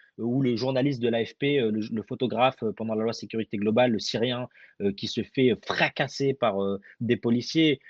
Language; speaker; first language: French; early bilingual, other home language; Arabic